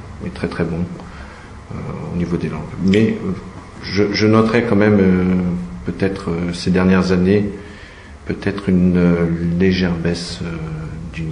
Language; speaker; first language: French; native; French